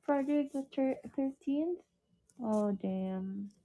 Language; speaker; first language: English; non-native, local second language; Filipino